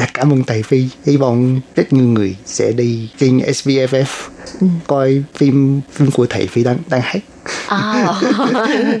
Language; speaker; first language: Vietnamese; non-native, learner; English